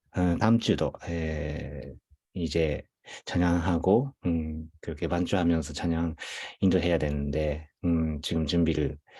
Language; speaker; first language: Korean; non-native, fluent; Japanese